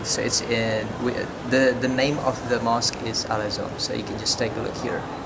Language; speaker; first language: English; non-native, fluent; Indonesian